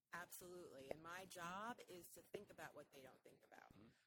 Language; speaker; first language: English; native; English